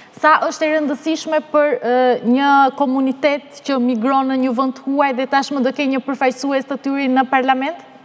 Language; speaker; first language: Albanian; native; Albanian